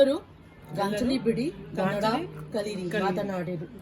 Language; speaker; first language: Kannada; non-native, learner; Manipuri